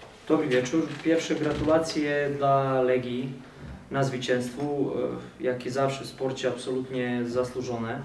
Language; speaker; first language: Polish; non-native, fluent; Serbian